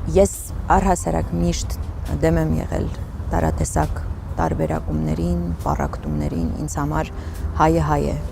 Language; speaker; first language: Armenian; native; Armenian